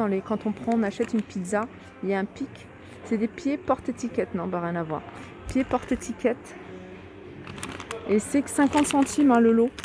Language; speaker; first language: French; native; French